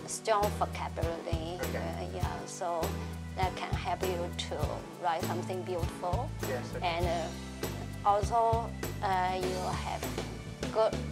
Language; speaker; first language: English; non-native, learner; Chinese